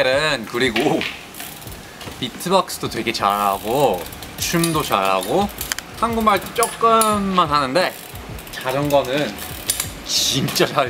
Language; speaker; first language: Korean; non-native, fluent; English